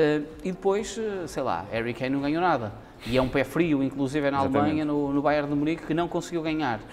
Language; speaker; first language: Portuguese; native; Portuguese